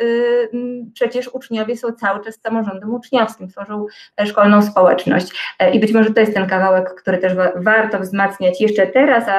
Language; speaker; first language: Polish; native; Polish